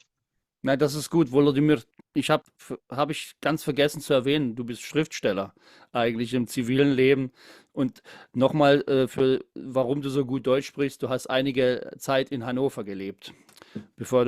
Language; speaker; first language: German; native; German